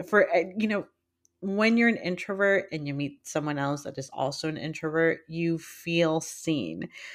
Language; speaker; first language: English; early bilingual, other home language; Spanish